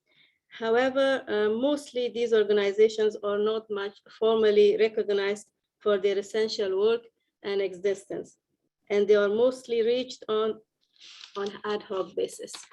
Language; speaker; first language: English; non-native, fluent; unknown